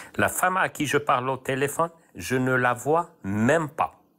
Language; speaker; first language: French; non-native, local second language; Arabic